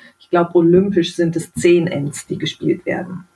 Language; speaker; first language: German; native; German